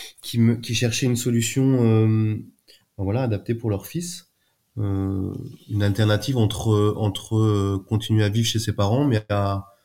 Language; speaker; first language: French; native; French